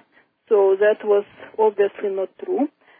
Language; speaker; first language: English; non-native, fluent; Russian